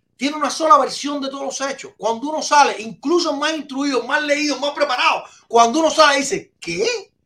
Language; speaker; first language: Spanish; native; Spanish